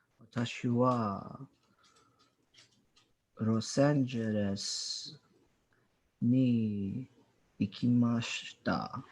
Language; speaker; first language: Japanese; non-native, learner; English